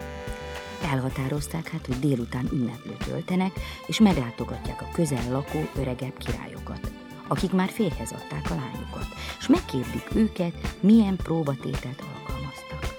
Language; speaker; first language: Hungarian; native; Hungarian